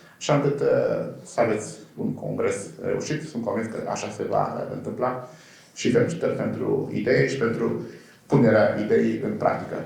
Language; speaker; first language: Romanian; native; Romanian